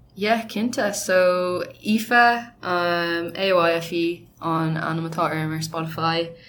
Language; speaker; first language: Irish; non-native, local second language; English